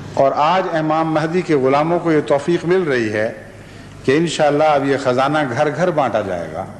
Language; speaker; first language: Urdu; native; Urdu